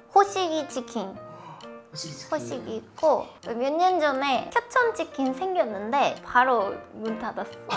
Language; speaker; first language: Korean; non-native, fluent; Japanese